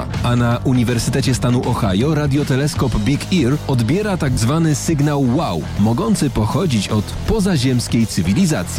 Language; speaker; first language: Polish; native; Polish